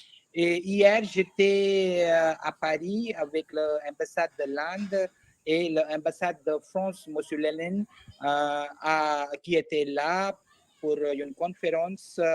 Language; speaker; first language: French; non-native, learner; Hindi